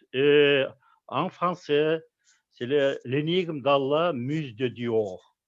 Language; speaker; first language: French; non-native, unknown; Kazakh